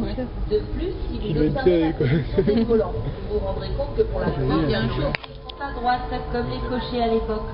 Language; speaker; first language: French; native; French